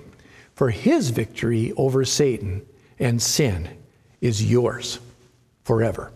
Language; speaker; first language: English; native; English